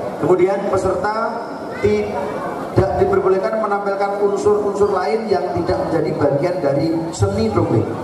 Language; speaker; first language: Indonesian; non-native, local second language; Javanese